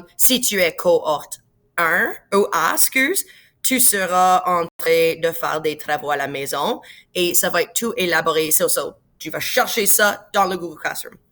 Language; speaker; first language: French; non-native, local second language; English